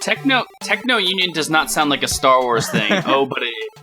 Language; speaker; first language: English; native; English